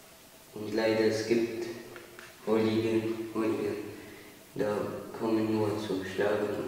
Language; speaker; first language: German; non-native, learner; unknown